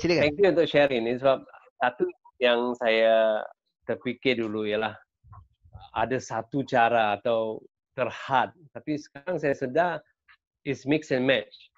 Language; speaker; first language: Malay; non-native, local second language; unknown